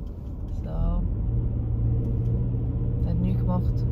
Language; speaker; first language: German; native; German